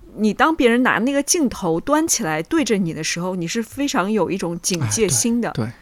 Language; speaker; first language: Chinese; native; Chinese